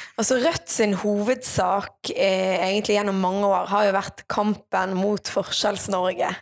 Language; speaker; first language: Norwegian; native; Norwegian